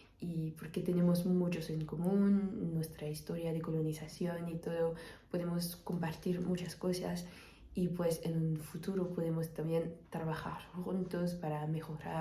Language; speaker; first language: Spanish; non-native, fluent; French